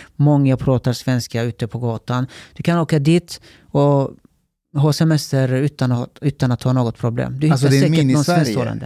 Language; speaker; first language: Swedish; early bilingual, other home language; Turkish